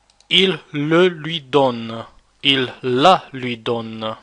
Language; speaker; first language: French; non-native, fluent; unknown